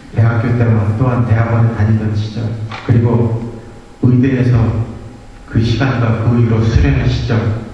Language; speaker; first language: Korean; early bilingual, heritage; Korean